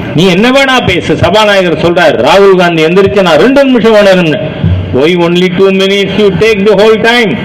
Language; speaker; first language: Tamil; native; Tamil